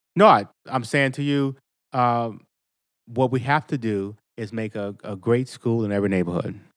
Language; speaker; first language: English; native; English